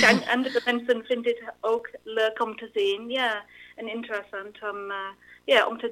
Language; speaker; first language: Dutch; non-native, learner; English